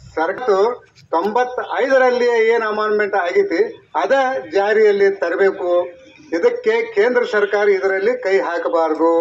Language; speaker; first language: Kannada; non-native, local second language; Urdu